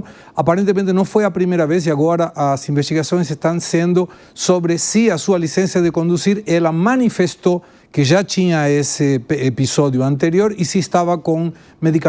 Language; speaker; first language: Portuguese; non-native, fluent; Spanish